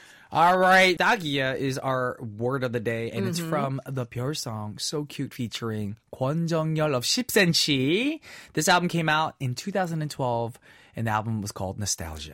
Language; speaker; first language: English; early bilingual, other home language; Korean